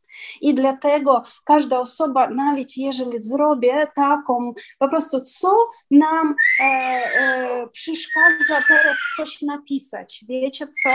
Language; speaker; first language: Polish; non-native, learner; Ukrainian